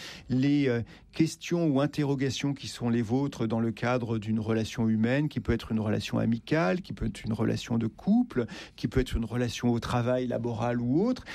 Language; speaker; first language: French; native; French